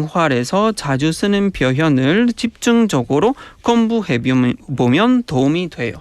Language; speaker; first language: Korean; non-native, fluent; Spanish